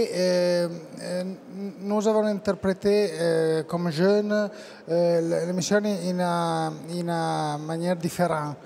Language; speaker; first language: French; non-native, learner; Italian